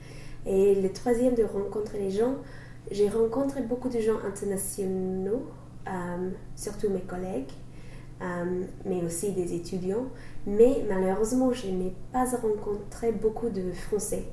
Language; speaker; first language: French; non-native, fluent; English